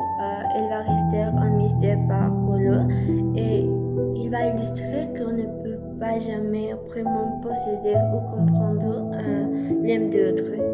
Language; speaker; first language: French; non-native, learner; Spanish